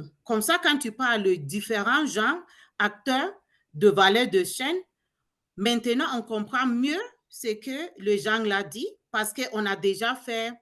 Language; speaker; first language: French; non-native, learner; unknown